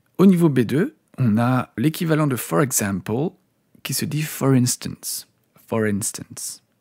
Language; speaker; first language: French; native; French